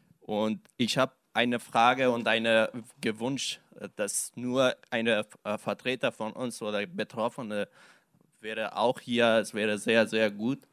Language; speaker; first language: German; non-native, learner; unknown